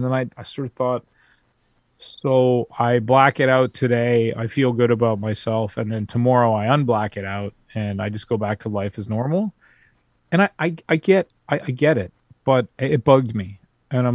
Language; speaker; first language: English; native; English